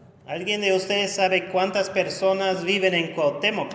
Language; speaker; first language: Spanish; non-native, fluent; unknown